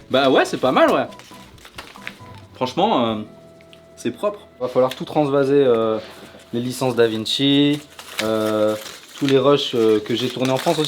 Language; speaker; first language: French; native; French